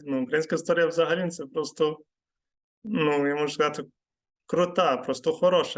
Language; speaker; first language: Ukrainian; non-native, fluent; Arabic